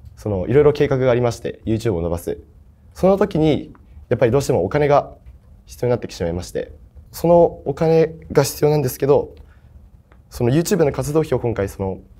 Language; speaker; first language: Japanese; native; Japanese